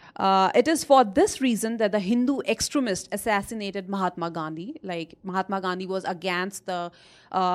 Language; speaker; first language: English; non-native, local second language; Hindi